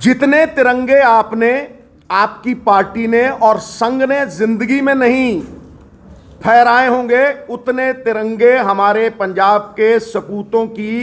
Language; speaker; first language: Hindi; non-native, local second language; Punjabi